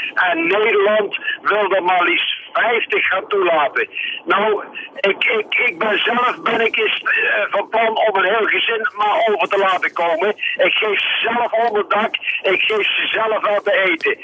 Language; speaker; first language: Dutch; native; Dutch